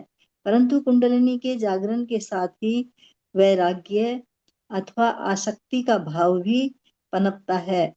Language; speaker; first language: Hindi; native; Hindi